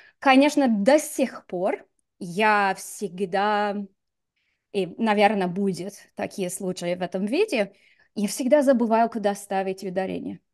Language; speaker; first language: Russian; non-native, fluent; English